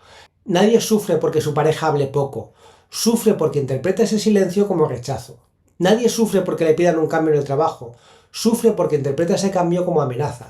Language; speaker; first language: Spanish; native; Spanish